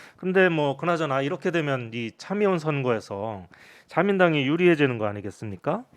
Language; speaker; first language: Korean; native; Korean